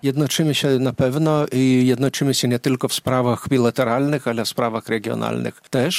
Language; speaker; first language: Polish; non-native, fluent; Lithuanian